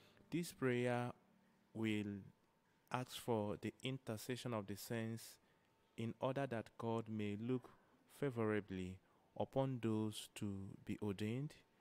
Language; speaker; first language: English; non-native, local second language; Igbo